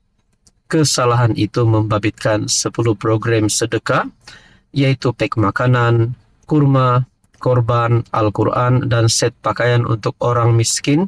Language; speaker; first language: Malay; native; Malay